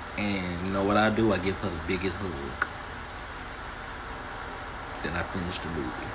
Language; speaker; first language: English; native; English